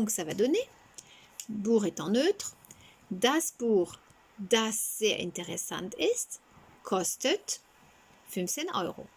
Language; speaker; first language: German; non-native, fluent; French